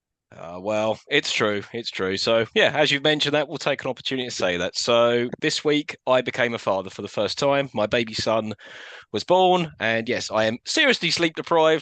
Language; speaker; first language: English; native; English